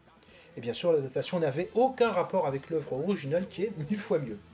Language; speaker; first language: French; native; French